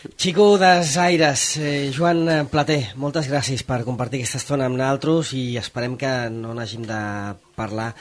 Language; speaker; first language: Catalan; native; Catalan